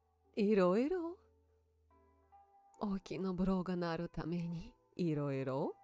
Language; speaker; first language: Japanese; non-native, learner; Russian